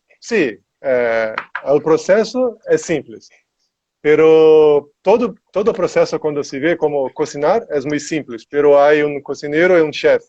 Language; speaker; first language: Spanish; non-native, learner; Portuguese